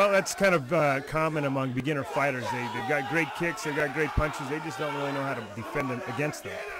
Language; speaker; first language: English; native; English